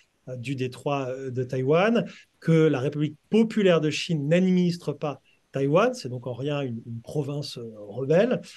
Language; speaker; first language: French; native; French